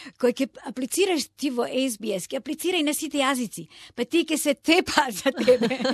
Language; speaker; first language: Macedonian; non-native, local second language; Turkish